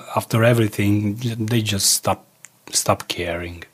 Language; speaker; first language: English; early bilingual, other home language; Croatian